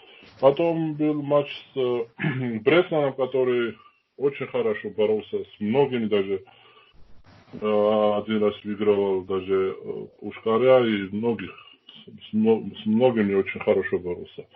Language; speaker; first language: Russian; non-native, fluent; Georgian